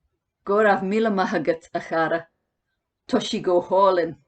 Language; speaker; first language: Irish; non-native, learner; English